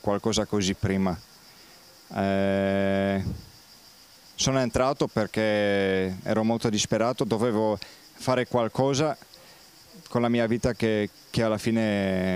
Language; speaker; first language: Italian; non-native, fluent; Polish